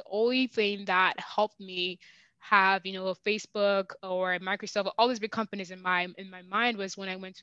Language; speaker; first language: English; native; English